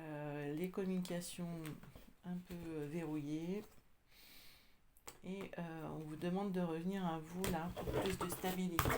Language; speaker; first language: French; native; French